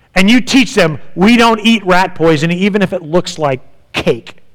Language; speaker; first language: English; native; English